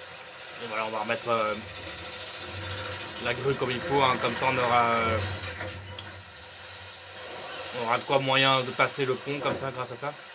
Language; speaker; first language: French; native; French